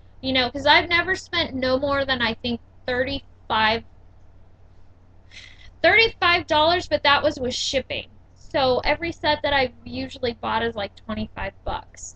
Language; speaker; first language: English; native; English